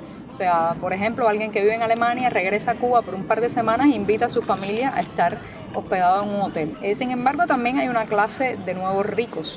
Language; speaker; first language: Spanish; native; Spanish